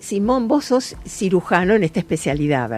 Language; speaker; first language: Spanish; native; Spanish